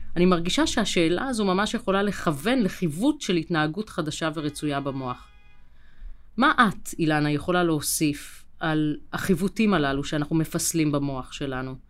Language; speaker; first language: Hebrew; native; Hebrew